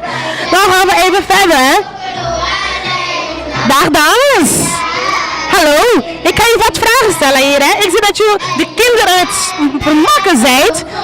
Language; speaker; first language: Dutch; non-native, fluent; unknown